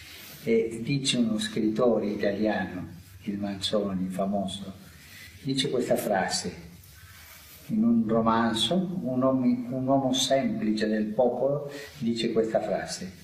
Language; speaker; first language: Italian; non-native, fluent; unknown